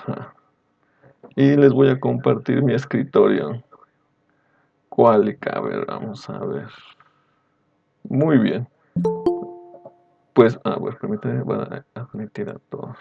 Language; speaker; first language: Spanish; native; Spanish